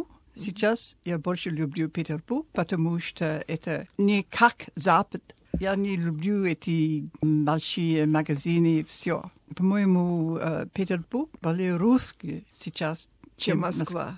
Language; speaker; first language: Russian; non-native, fluent; English